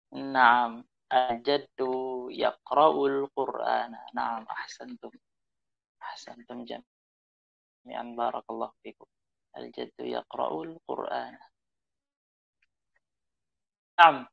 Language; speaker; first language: Arabic; non-native, fluent; Indonesian